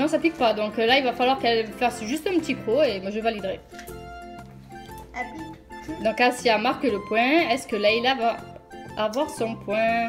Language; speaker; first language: French; native; French